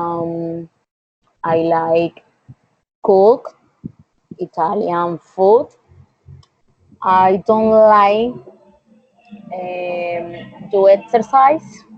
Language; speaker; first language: English; non-native, learner; Spanish